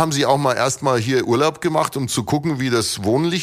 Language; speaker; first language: German; native; German